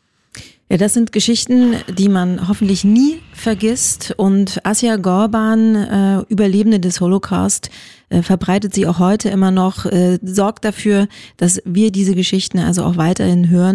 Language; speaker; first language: German; native; German